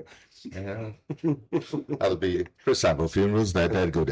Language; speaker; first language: English; native; English